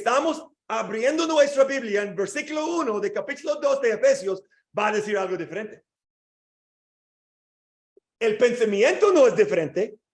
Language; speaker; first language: Spanish; non-native, learner; English